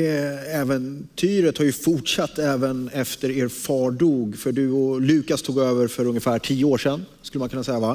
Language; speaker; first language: Swedish; native; Swedish